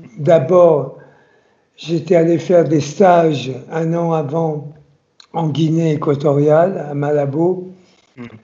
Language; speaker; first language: French; early bilingual, other home language; Italian